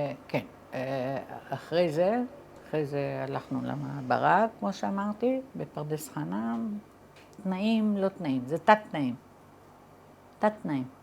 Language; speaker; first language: Hebrew; early bilingual, other home language; Arabic